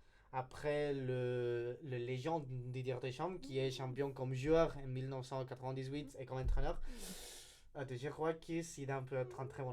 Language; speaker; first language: French; non-native, learner; Spanish